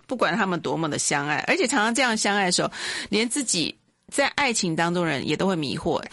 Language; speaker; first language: Chinese; native; Chinese